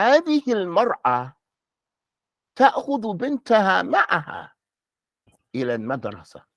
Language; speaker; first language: Arabic; non-native, fluent; English